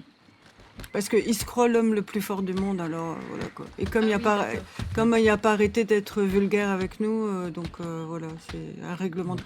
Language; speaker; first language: French; native; French